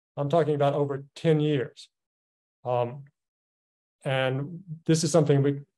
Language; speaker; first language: English; native; English